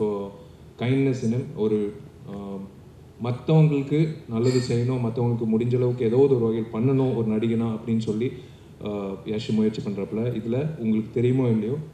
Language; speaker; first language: Tamil; native; Tamil